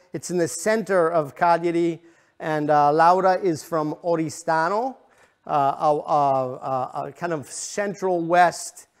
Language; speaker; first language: English; native; English